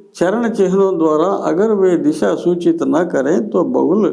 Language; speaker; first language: Hindi; non-native, local second language; Telugu